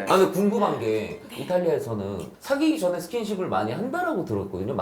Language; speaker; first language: Korean; native; Korean